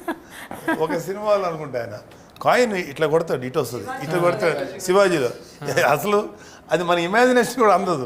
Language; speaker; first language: Telugu; native; Telugu